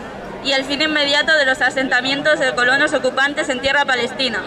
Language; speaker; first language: Spanish; native; Spanish